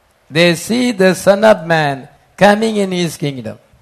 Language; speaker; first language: English; non-native, local second language; Tamil